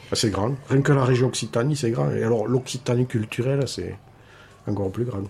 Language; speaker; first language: French; native; French